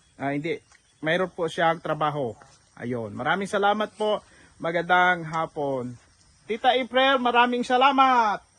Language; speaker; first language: Filipino; native; Filipino